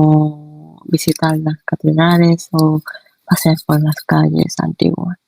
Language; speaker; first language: Spanish; non-native, fluent; Korean